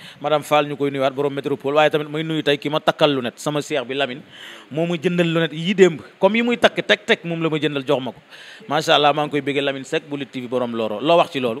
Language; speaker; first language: Wolof; native; Wolof